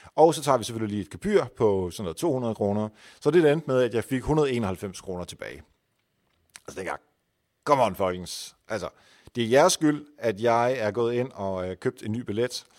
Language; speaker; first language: Danish; non-native, fluent; Dutch